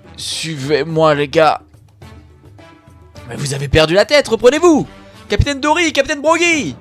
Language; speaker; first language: French; native; French